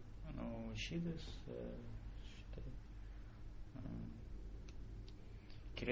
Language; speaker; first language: Japanese; non-native, learner; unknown